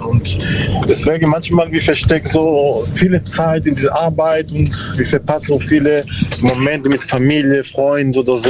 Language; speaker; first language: German; non-native, learner; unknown